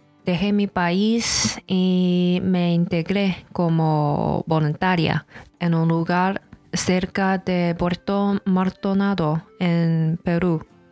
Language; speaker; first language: Spanish; non-native, learner; Chinese